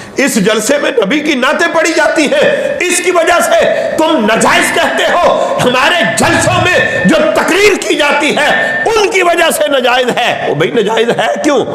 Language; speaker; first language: Urdu; non-native, local second language; Punjabi